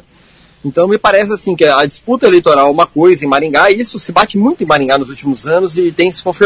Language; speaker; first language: Portuguese; native; Portuguese